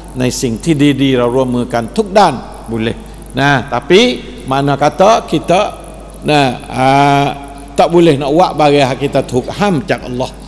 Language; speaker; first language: Malay; native; Malay